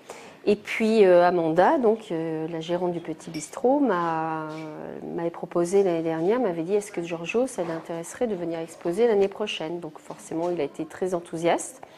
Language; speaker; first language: French; native; French